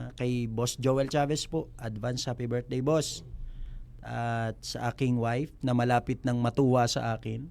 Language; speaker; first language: Filipino; native; Filipino